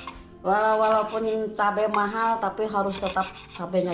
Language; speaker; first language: Indonesian; native; Indonesian